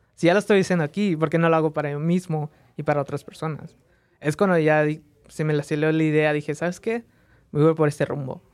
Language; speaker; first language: Spanish; early bilingual, heritage; Spanish